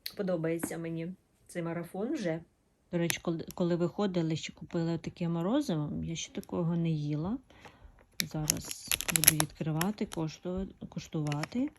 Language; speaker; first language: Ukrainian; non-native, local second language; Russian